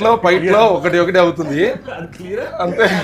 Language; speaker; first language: Telugu; non-native, fluent; Tamil